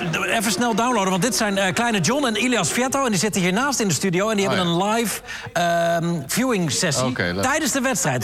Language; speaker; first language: Dutch; native; Dutch